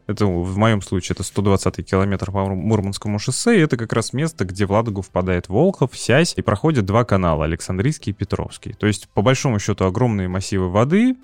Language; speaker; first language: Russian; native; Russian